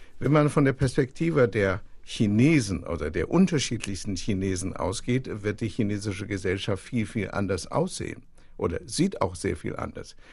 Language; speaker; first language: German; non-native, fluent; Chinese